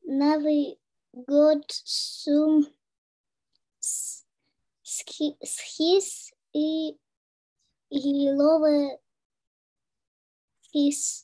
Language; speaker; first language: English; non-native, learner; Russian